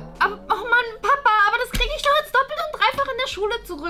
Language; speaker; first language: German; native; German